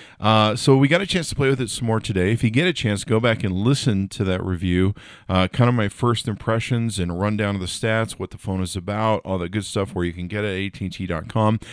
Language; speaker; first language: English; native; English